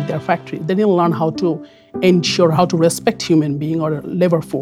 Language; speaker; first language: English; non-native, local second language; Bangla